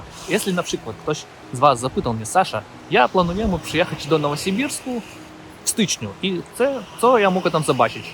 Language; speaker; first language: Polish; non-native, learner; Russian